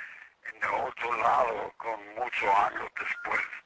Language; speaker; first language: Spanish; non-native, learner; English